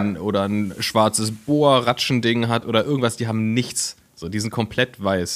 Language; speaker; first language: German; native; German